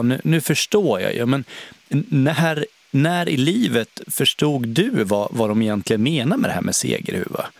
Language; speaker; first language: Swedish; native; Swedish